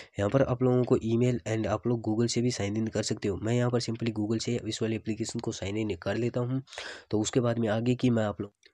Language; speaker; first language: Hindi; native; Hindi